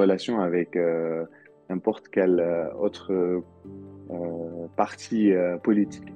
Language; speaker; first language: French; non-native, local second language; Arabic